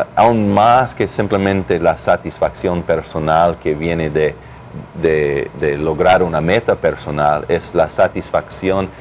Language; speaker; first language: Spanish; non-native, fluent; English